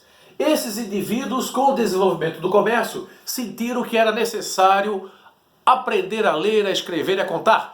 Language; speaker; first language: Portuguese; native; Portuguese